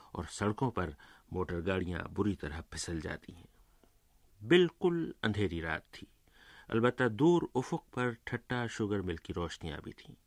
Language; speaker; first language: Urdu; native; Urdu